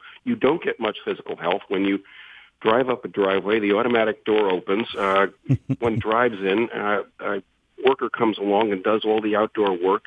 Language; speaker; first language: English; native; English